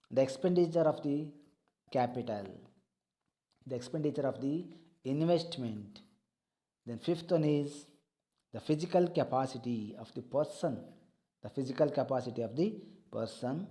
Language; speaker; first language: English; non-native, local second language; Kannada